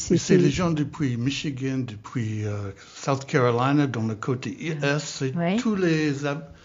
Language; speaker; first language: French; non-native, learner; English